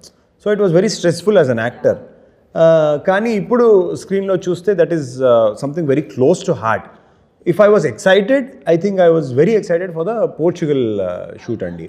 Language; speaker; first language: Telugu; non-native, learner; Kannada